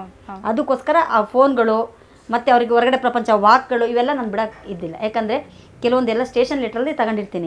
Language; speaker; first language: Kannada; native; Kannada